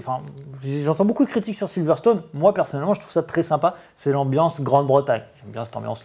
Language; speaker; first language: French; native; French